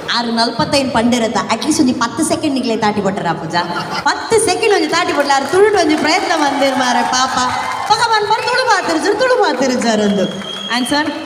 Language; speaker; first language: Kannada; non-native, local second language; Tulu